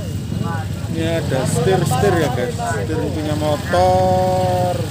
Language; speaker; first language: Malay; non-native, local second language; Javanese